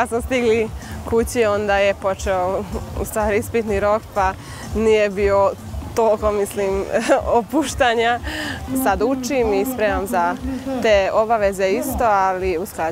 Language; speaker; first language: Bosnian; non-native, local second language; Hungarian